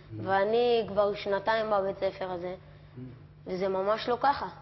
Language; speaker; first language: Hebrew; native; Hebrew